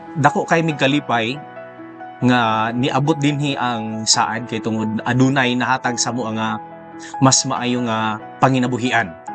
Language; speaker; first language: Cebuano; non-native, local second language; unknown